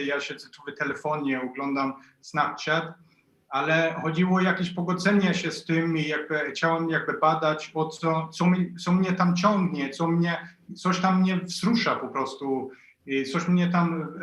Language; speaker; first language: Polish; non-native, fluent; Swedish